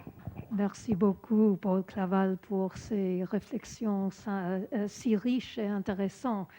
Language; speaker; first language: French; non-native, learner; English